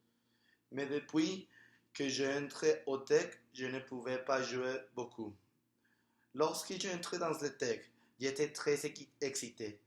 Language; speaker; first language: French; non-native, learner; Spanish